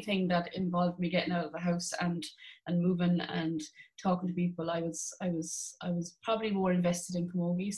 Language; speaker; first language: English; native; English